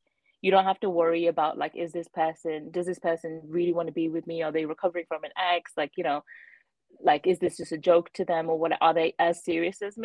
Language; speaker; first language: English; native; English